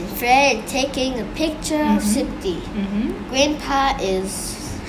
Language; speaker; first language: English; non-native, learner; Vietnamese